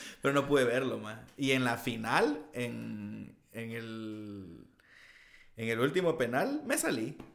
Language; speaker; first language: Spanish; native; Spanish